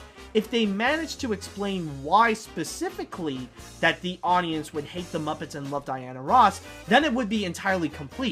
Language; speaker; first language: English; native; English